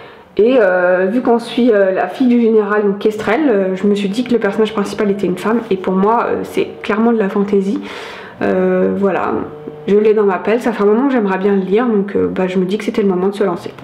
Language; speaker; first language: French; native; French